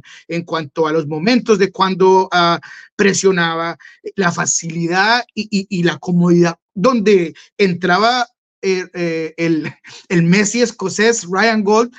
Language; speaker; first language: Spanish; native; Spanish